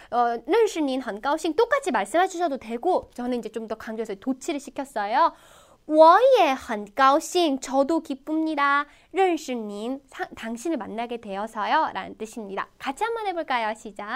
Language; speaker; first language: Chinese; non-native, fluent; Korean